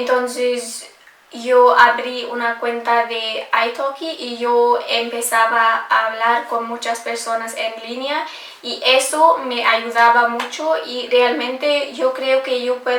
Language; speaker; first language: Spanish; non-native, learner; English